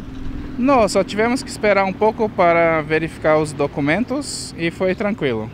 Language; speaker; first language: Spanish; non-native, learner; Portuguese